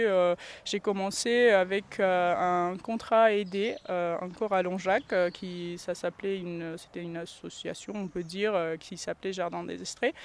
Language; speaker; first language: French; non-native, fluent; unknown